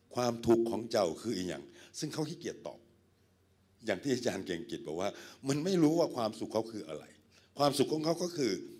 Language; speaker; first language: Thai; native; Thai